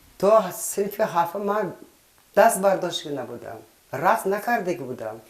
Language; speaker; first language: Tajik; native; Tajik